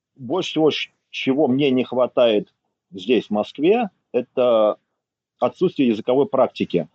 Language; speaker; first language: Russian; native; Russian